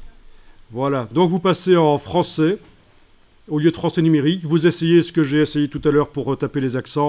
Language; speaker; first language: French; native; French